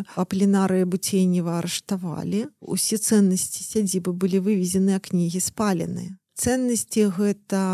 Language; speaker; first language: Belarusian; non-native, local second language; Russian